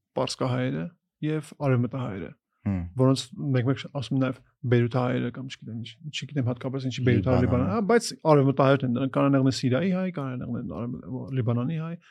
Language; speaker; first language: Armenian; native; Armenian